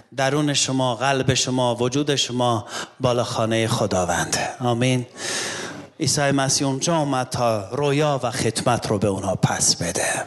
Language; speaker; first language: Persian; non-native, local second language; Armenian